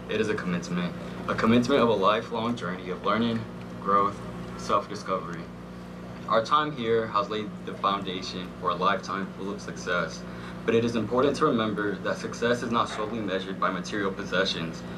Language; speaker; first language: English; early bilingual, other home language; Spanish